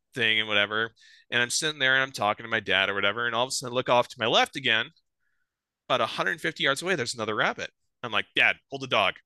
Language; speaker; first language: English; native; English